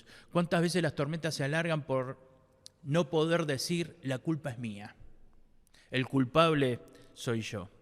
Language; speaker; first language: Spanish; native; Spanish